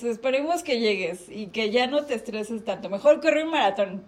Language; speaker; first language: Spanish; native; Spanish